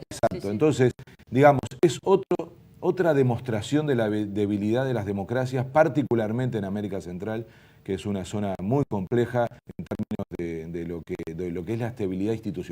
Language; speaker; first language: Spanish; native; Spanish